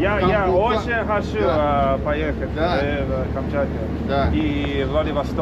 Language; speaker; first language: Russian; non-native, learner; English